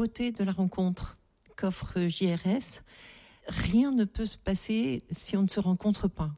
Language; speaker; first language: French; native; French